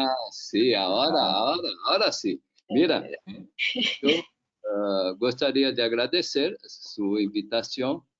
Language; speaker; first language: Spanish; non-native, learner; Portuguese